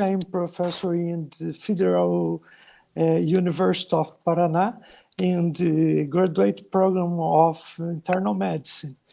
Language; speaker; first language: English; non-native, learner; Portuguese